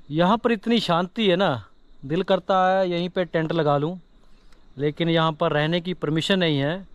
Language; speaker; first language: Hindi; non-native, local second language; Punjabi